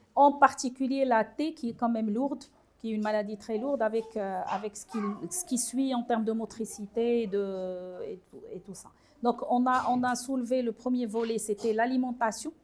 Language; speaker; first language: French; non-native, local second language; Arabic